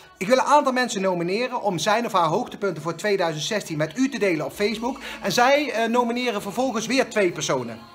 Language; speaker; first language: Dutch; native; Dutch